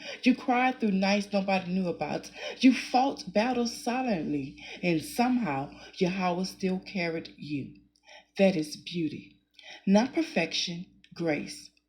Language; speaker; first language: English; native; English